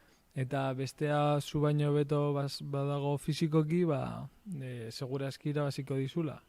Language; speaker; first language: Basque; non-native, local second language; Spanish